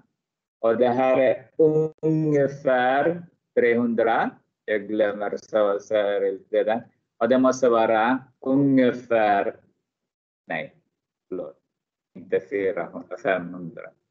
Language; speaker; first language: Swedish; non-native, fluent; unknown